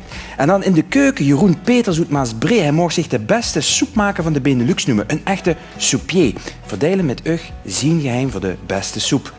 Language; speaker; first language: Dutch; native; Dutch